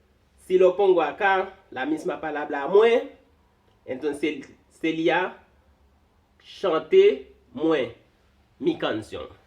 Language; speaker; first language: Spanish; non-native, fluent; Haitian Creole